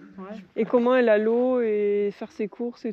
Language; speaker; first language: French; native; French